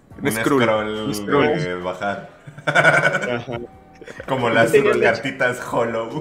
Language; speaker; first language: Spanish; native; Spanish